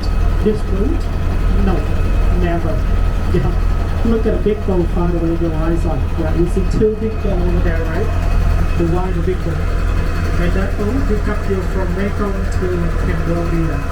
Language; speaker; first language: English; non-native, learner; Vietnamese